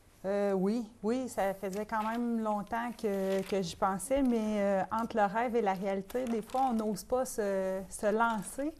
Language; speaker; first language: French; native; French